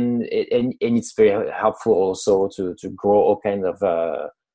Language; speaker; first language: English; non-native, fluent; French